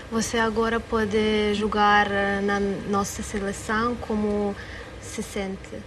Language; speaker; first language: Portuguese; non-native, fluent; Serbian